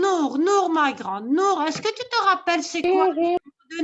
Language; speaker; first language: French; non-native, local second language; Arabic